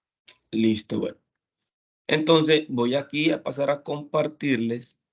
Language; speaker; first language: Spanish; native; Spanish